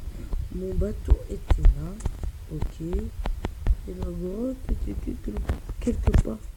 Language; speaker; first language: French; non-native, local second language; Arabic